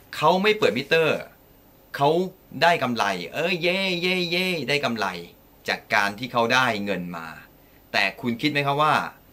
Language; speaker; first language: Thai; non-native, fluent; Japanese